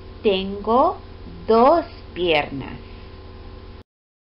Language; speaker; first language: Spanish; non-native, fluent; English